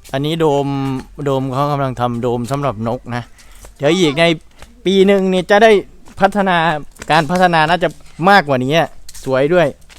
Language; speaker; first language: Thai; native; Thai